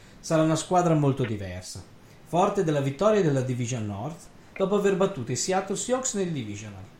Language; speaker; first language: Italian; native; Italian